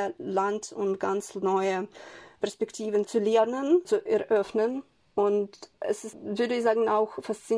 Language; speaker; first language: German; non-native, fluent; Ukrainian